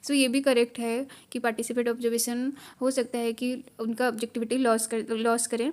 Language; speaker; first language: Hindi; native; Hindi